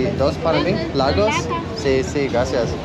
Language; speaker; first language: Spanish; non-native, learner; English